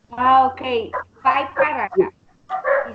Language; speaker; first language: English; non-native, learner; Spanish